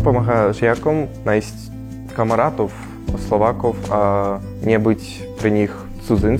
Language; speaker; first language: Slovak; non-native, learner; Ukrainian